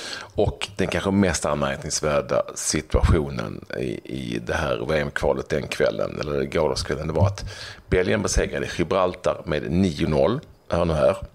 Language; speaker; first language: Swedish; native; Swedish